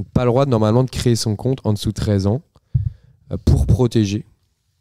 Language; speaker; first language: French; native; French